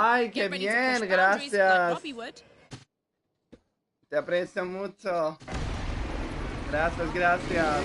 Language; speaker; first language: Spanish; non-native, learner; English